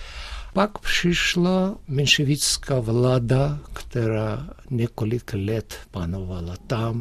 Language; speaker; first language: Czech; early bilingual, heritage; Russian